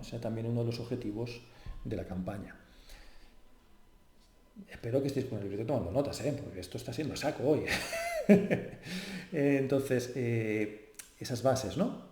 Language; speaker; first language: Spanish; native; Spanish